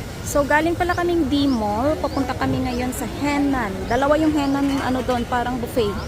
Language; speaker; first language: Filipino; non-native, local second language; Hiligaynon